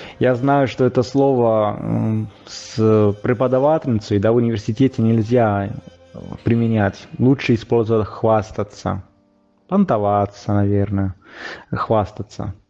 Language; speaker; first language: Russian; non-native, fluent; Italian